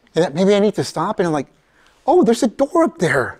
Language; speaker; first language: English; early bilingual, other home language; Spanish